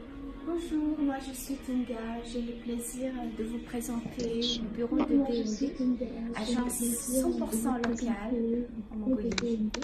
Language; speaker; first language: French; non-native, fluent; Mongolian